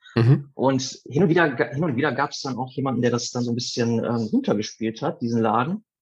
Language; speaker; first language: German; early bilingual, other home language; Italian